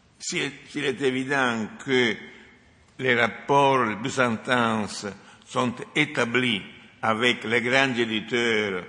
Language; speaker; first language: French; non-native, fluent; Italian